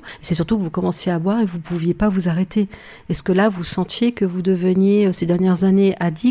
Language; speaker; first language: French; native; French